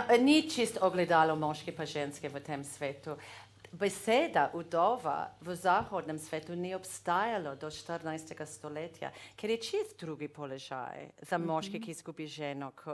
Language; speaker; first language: Slovenian; non-native, fluent; English